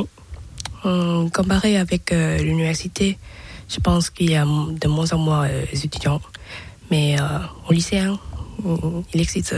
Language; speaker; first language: French; non-native, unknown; Thai